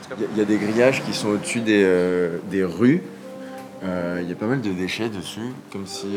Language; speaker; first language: French; native; French